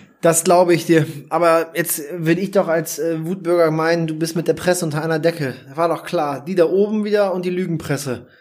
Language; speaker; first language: German; native; German